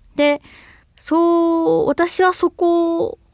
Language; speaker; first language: Japanese; native; Japanese